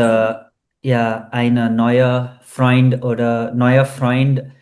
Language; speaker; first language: German; non-native, learner; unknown